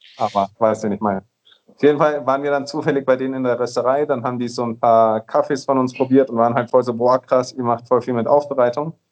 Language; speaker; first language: German; native; German